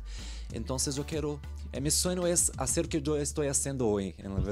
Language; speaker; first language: Spanish; non-native, learner; Portuguese